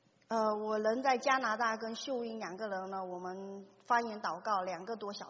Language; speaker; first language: Chinese; native; Chinese